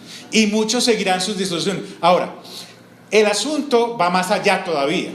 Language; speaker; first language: Spanish; native; Spanish